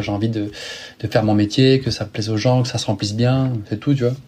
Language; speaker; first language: French; native; French